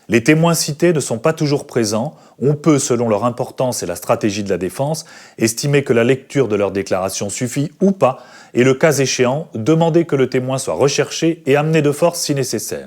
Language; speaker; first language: French; native; French